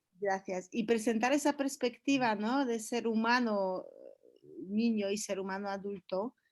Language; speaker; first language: Spanish; non-native, fluent; Polish